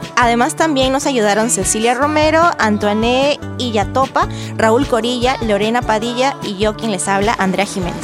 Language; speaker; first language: Spanish; native; Spanish